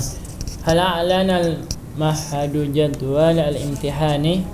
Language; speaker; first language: Arabic; non-native, learner; Indonesian